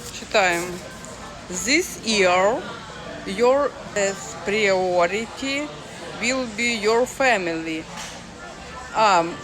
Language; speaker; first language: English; non-native, learner; Ukrainian